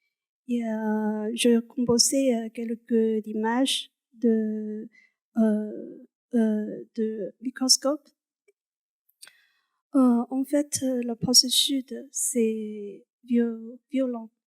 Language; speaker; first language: French; non-native, learner; Chinese